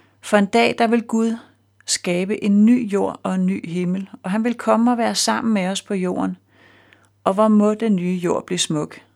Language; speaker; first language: Danish; native; Danish